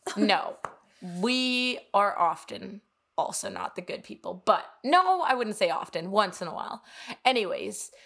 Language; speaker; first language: English; non-native, fluent; Danish